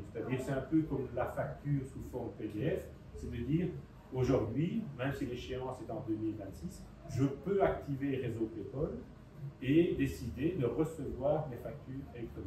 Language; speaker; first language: French; native; French